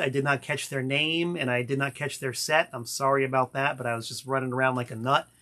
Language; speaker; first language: English; native; English